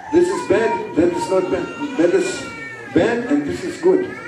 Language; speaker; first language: English; non-native, fluent; German